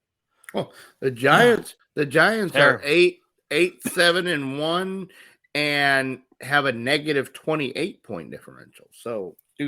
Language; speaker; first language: English; native; English